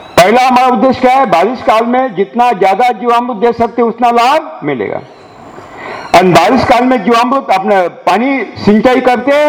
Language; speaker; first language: Hindi; non-native, local second language; Marathi